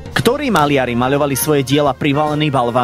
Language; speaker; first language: Slovak; native; Slovak